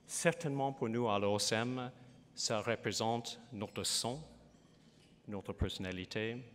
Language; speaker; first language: French; non-native, learner; English